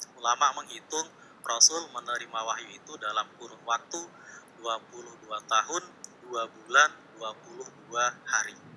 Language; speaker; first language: Indonesian; native; Indonesian